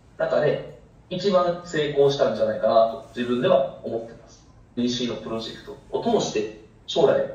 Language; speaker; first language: Japanese; non-native, fluent; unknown